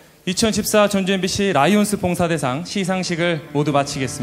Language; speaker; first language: Korean; native; Korean